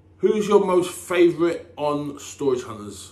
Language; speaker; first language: English; native; English